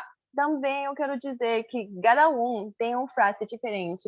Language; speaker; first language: Portuguese; non-native, learner; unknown